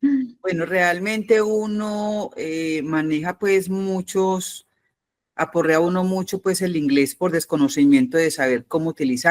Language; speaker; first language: Spanish; native; Spanish